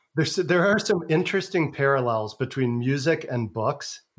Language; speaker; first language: English; native; English